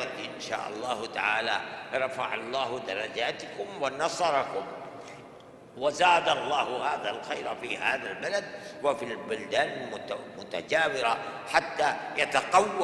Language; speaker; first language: Arabic; non-native, fluent; Urdu